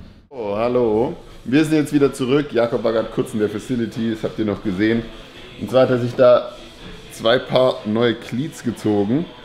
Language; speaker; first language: German; native; German